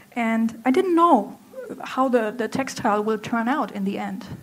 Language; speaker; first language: English; non-native, fluent; German